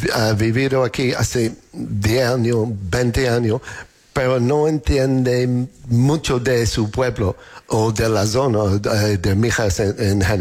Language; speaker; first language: Spanish; non-native, learner; English